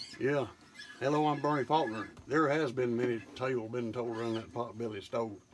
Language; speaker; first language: English; native; English